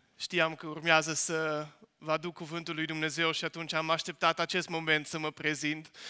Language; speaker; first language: Romanian; non-native, fluent; Dutch